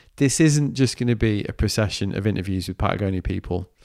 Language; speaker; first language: English; native; English